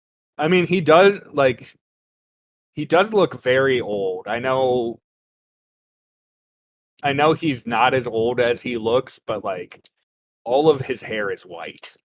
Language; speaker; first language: English; native; English